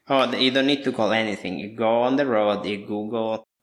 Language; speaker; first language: English; non-native, fluent; Italian